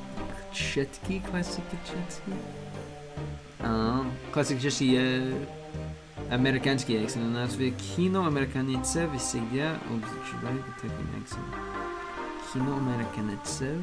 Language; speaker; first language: Russian; non-native, learner; English